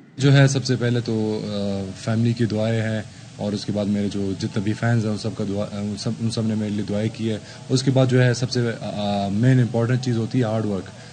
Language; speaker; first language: Urdu; non-native, local second language; Baluchi